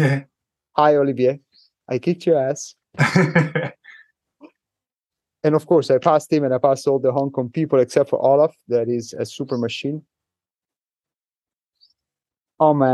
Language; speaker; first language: English; non-native, fluent; Italian